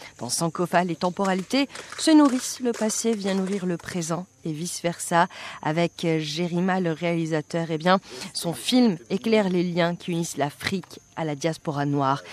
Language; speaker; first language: French; non-native, local second language; Arabic